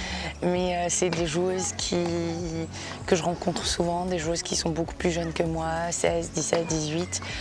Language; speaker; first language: French; native; French